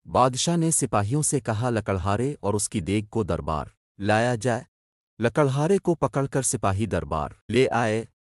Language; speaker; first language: Urdu; native; Urdu